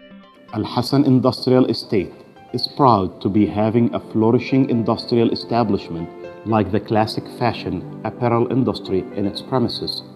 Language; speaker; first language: English; non-native, fluent; Arabic